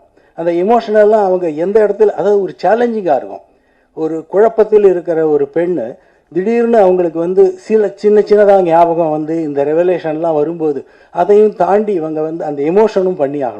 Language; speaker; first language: Tamil; native; Tamil